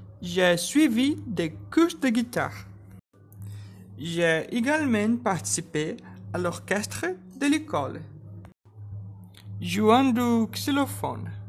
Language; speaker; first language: French; non-native, learner; Portuguese